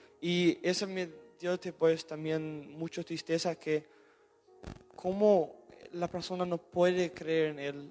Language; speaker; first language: Spanish; non-native, local second language; German